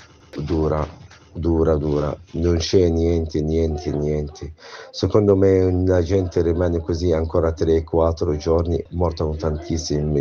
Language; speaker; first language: Italian; non-native, learner; Arabic